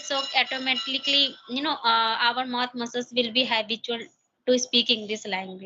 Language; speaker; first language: English; non-native, learner; Hindi